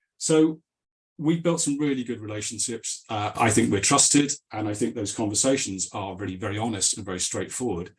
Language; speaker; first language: English; native; English